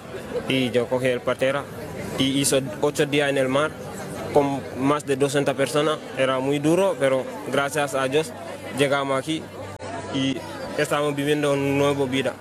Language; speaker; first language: Spanish; non-native, learner; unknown